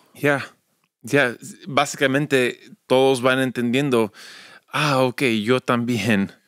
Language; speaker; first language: Spanish; early bilingual, other home language; English